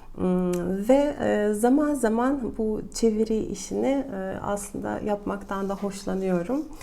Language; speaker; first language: Turkish; non-native, fluent; Russian